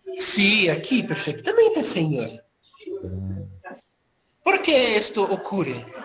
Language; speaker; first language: Spanish; non-native, learner; Portuguese